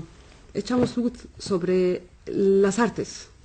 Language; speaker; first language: Spanish; non-native, fluent; Arabic